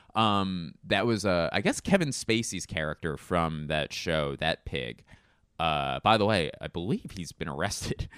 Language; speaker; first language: English; native; English